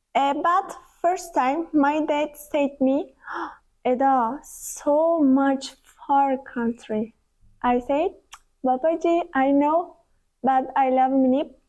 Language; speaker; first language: English; non-native, learner; Turkish